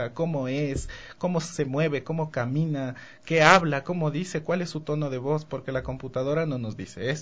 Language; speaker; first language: Spanish; native; Spanish